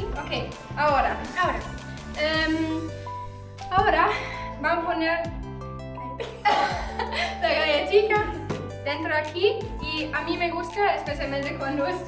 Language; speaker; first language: Spanish; non-native, fluent; German